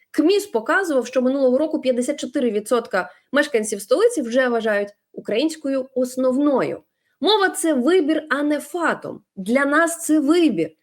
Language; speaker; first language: Ukrainian; non-native, local second language; Russian